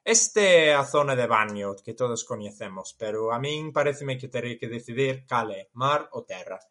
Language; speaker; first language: Galician; non-native, fluent; English